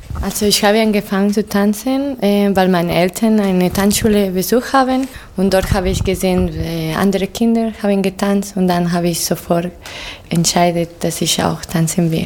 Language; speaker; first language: German; non-native, fluent; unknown